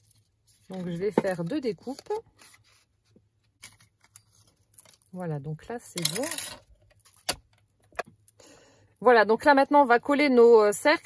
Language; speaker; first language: French; native; French